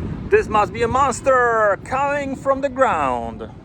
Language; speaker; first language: English; non-native, fluent; Polish